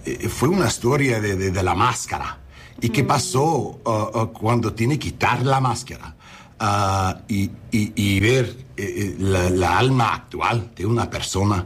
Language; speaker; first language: Spanish; non-native, learner; English